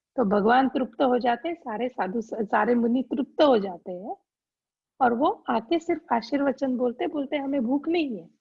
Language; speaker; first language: Hindi; non-native, local second language; Gujarati